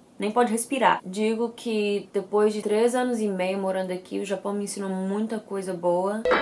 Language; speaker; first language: Portuguese; early bilingual, heritage; English